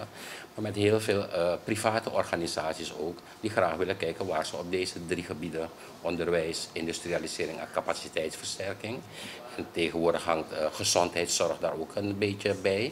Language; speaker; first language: Dutch; native; Dutch